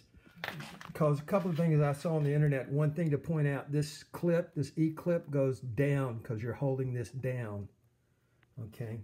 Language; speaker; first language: English; native; English